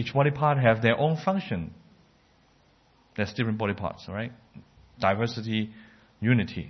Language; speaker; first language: English; non-native, fluent; Cantonese